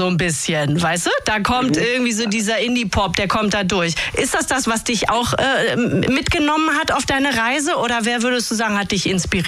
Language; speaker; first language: German; native; German